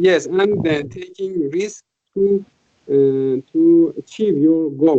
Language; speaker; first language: English; non-native, fluent; Persian